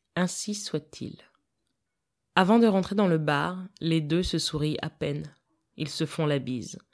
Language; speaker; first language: French; native; French